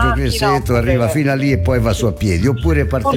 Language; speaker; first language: Italian; native; Italian